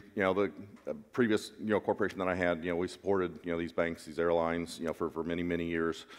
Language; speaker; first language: English; native; English